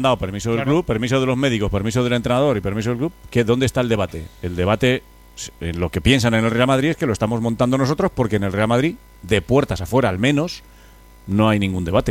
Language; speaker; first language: Spanish; native; Spanish